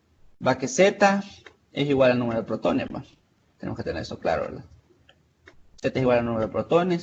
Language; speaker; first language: Spanish; native; Spanish